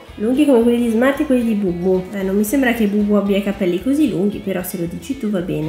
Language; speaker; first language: Italian; native; Italian